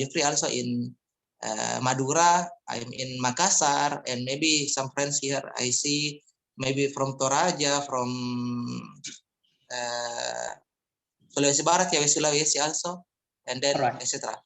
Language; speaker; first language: English; non-native, fluent; Indonesian